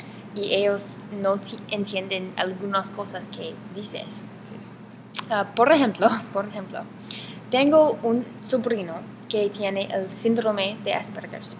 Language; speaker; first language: Spanish; non-native, learner; English